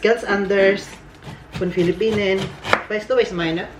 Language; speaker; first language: German; non-native, learner; Filipino